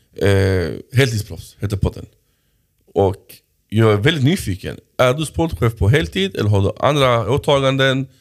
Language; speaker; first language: Swedish; native; Swedish